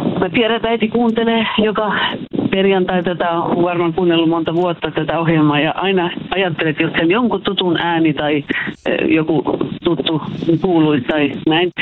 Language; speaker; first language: Finnish; early bilingual, heritage; Finnish